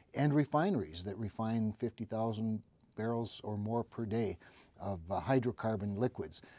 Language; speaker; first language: English; native; English